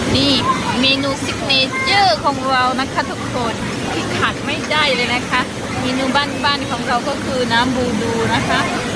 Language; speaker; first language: Thai; non-native, local second language; Malay